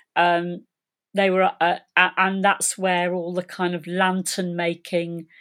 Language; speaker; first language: English; native; English